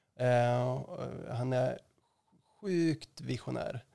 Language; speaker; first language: Swedish; native; Swedish